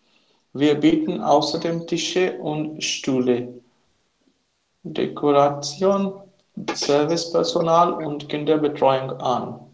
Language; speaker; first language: German; non-native, learner; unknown